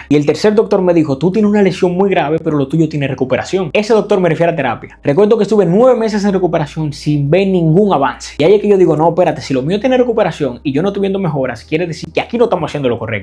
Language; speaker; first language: Spanish; native; Spanish